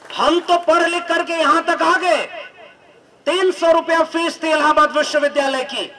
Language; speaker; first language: Hindi; native; Hindi